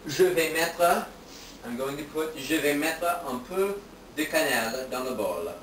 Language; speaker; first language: French; non-native, fluent; English